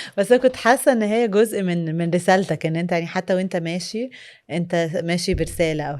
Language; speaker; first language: Egyptian Arabic; native; Egyptian Arabic